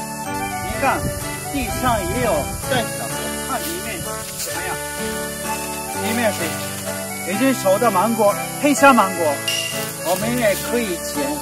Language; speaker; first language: Chinese; non-native, fluent; Japanese